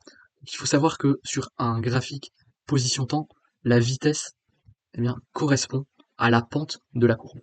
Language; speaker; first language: French; native; French